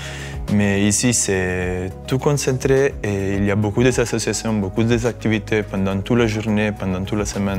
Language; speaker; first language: French; non-native, fluent; Italian